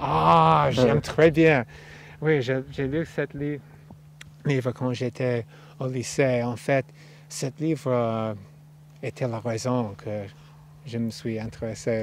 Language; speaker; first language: French; non-native, fluent; English